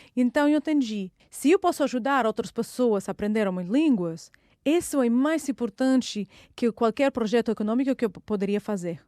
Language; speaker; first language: Portuguese; non-native, fluent; Russian